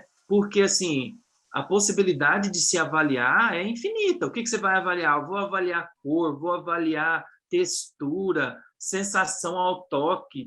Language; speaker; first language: Portuguese; native; Portuguese